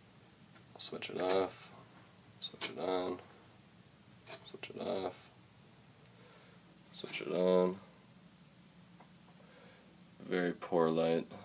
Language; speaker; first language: English; native; English